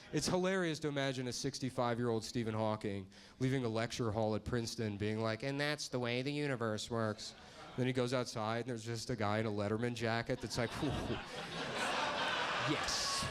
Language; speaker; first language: English; native; English